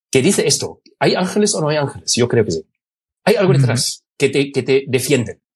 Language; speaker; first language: Spanish; non-native, fluent; German